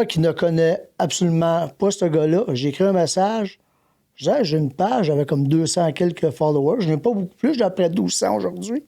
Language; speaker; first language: French; native; French